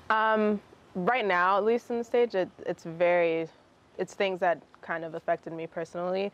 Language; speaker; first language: English; early bilingual, other home language; Russian